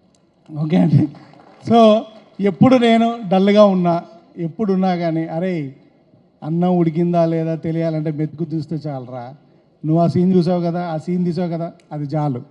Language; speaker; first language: Telugu; native; Telugu